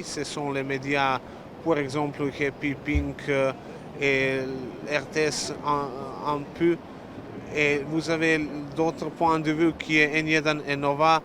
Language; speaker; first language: French; non-native, learner; Serbian